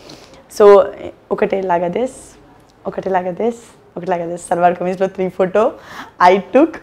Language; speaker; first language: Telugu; non-native, learner; Gujarati